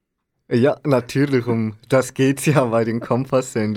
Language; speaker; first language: German; native; German